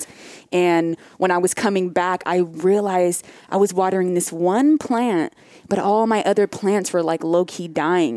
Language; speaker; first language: English; native; English